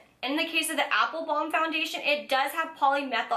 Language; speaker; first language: English; native; English